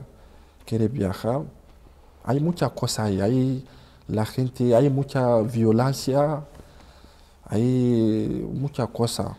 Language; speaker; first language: Spanish; non-native, learner; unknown